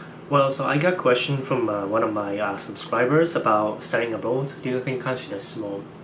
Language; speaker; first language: English; non-native, fluent; Japanese